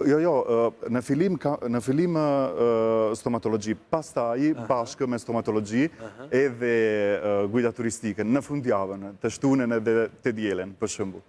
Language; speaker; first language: Albanian; non-native, learner; Italian